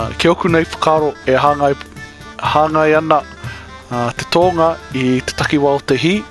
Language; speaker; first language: Māori; non-native, local second language; English